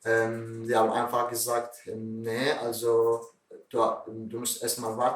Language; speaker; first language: German; non-native, learner; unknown